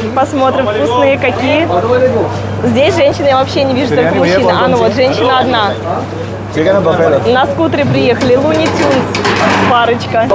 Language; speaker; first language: Russian; native; Russian